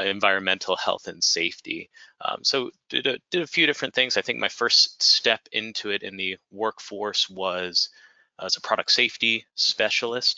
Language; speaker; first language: English; native; English